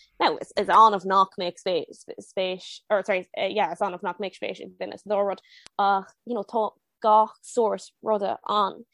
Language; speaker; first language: Irish; non-native, local second language; English